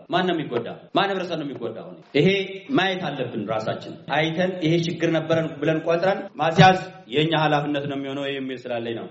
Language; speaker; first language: Amharic; non-native, local second language; Sidamo